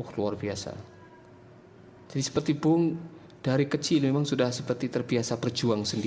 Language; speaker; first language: Indonesian; native; Indonesian